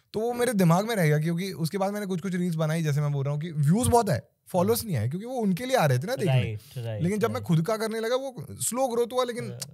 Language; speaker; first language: Hindi; non-native, local second language; Marathi